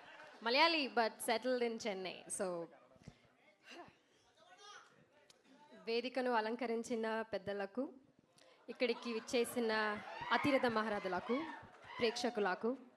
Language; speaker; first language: Telugu; non-native, learner; Malayalam